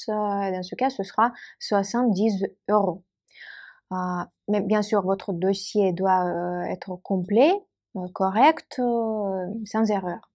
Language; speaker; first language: French; non-native, fluent; Russian